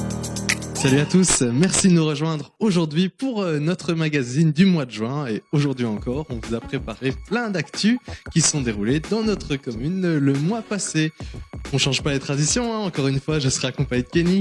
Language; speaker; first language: French; native; French